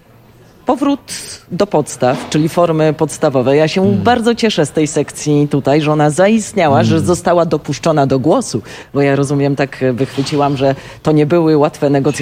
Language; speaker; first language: Polish; native; Polish